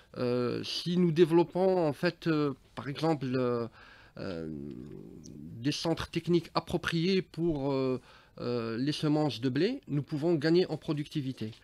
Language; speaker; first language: French; non-native, local second language; Arabic